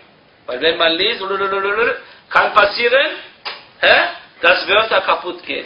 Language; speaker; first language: German; non-native, fluent; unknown